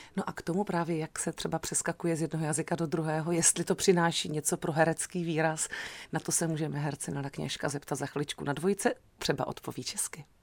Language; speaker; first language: Czech; native; Czech